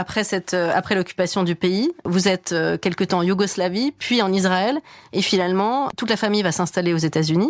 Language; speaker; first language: French; native; French